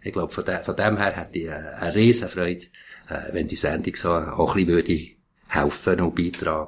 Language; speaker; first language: German; native; German